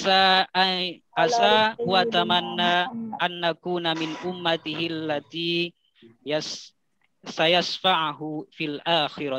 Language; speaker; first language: Arabic; non-native, fluent; Indonesian